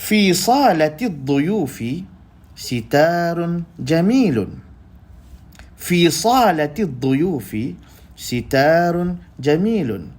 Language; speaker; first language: Arabic; non-native, fluent; Malay